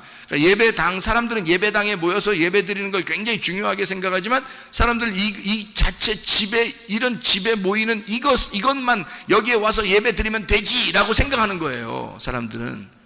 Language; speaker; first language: Korean; native; Korean